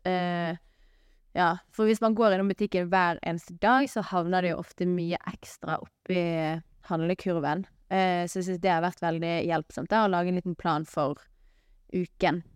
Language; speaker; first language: Norwegian; native; Norwegian